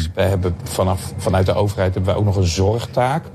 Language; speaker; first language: Dutch; native; Dutch